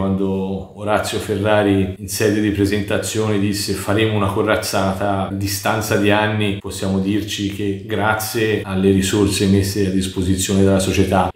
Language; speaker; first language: Italian; native; Italian